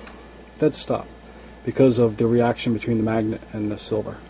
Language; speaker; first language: English; native; English